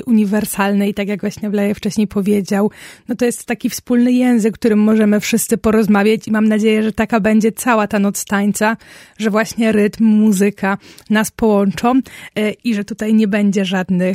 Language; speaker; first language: Polish; native; Polish